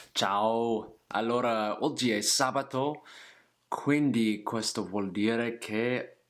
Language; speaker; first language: Italian; non-native, fluent; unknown